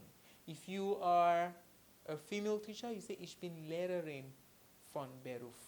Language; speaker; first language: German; non-native, fluent; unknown